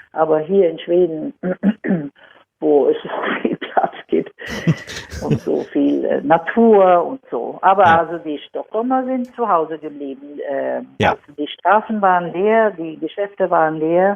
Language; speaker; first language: German; non-native, fluent; Swedish